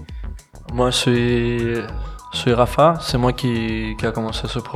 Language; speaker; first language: French; non-native, fluent; Spanish